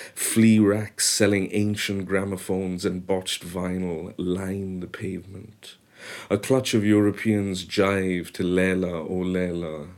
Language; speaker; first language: English; non-native, local second language; Bangla